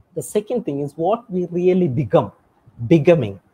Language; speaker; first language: English; non-native, local second language; Tamil